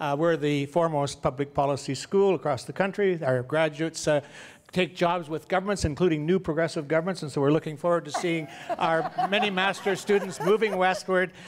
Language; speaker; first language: English; native; English